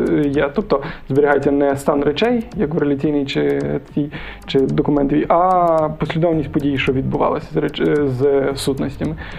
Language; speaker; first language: Ukrainian; native; Ukrainian